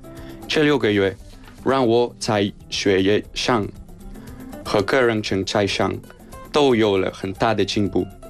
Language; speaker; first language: Chinese; non-native, fluent; Spanish